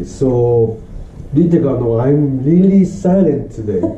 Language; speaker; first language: English; non-native, learner; Japanese